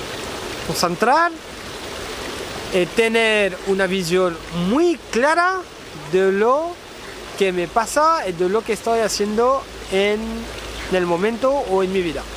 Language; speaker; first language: Spanish; non-native, fluent; French